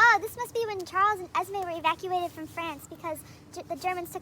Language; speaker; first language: English; native; English